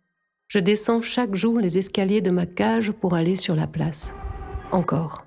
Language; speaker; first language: French; native; French